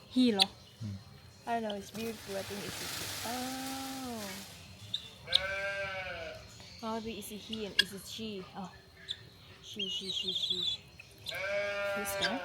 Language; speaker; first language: English; non-native, learner; Thai